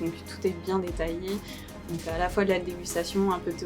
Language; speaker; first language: French; native; French